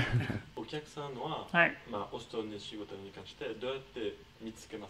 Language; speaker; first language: Japanese; non-native, learner; French